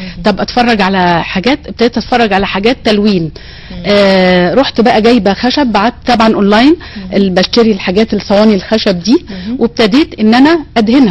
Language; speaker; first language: Arabic; native; Arabic